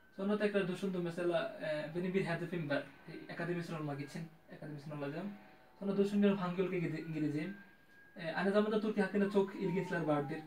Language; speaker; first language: Turkish; non-native, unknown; Bangla